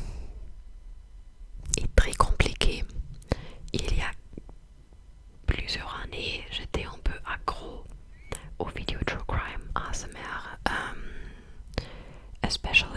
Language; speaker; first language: French; non-native, fluent; English